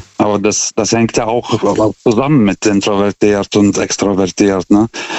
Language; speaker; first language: German; non-native, fluent; Lithuanian